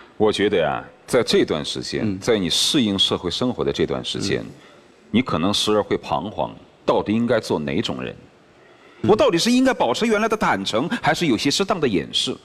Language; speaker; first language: Chinese; native; Chinese